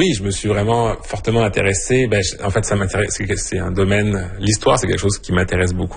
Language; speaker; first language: French; native; French